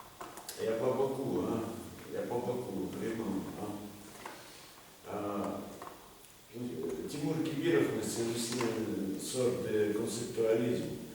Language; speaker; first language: French; non-native, fluent; Russian